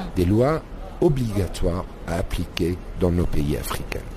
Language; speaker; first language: French; non-native, fluent; Arabic